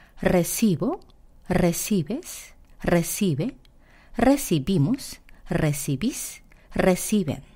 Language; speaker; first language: Spanish; non-native, fluent; Korean